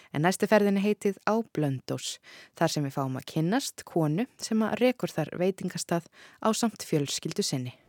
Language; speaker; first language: Icelandic; native; Icelandic